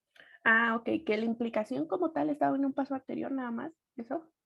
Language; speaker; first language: Spanish; native; Spanish